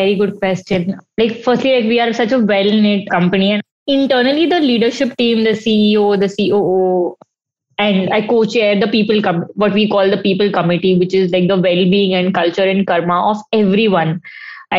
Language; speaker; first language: English; non-native, local second language; Hindi